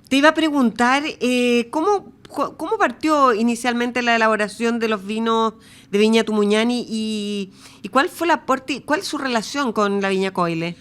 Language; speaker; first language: Spanish; native; Spanish